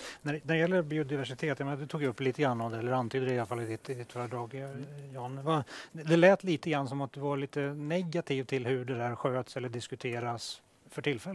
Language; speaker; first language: Swedish; native; Swedish